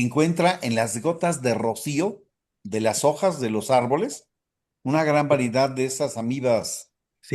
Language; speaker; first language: Spanish; native; Spanish